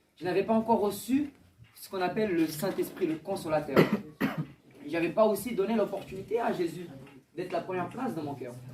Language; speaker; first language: French; early bilingual, other home language; Portuguese